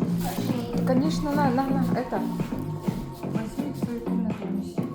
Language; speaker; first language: Russian; native; Russian